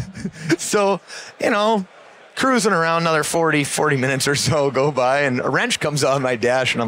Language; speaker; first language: English; native; English